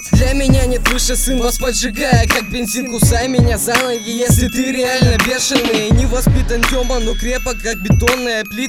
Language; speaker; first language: Russian; native; Russian